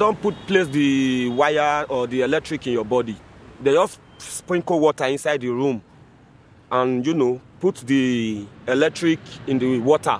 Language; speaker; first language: English; non-native, local second language; Bini